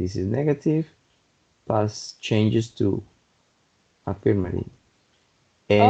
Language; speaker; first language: English; non-native, fluent; Spanish